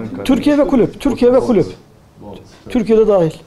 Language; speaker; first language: Turkish; native; Turkish